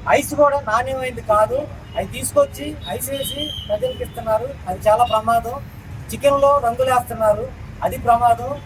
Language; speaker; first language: Telugu; native; Telugu